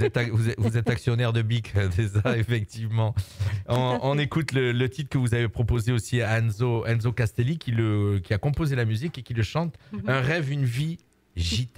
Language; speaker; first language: French; native; French